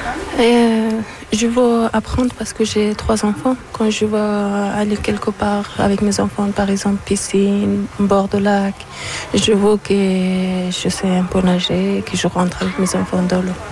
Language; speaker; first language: French; non-native, learner; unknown